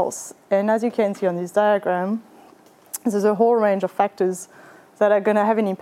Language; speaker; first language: English; non-native, fluent; French